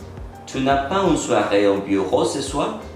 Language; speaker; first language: French; non-native, learner; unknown